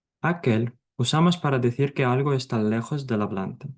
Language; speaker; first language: Spanish; non-native, fluent; Ukrainian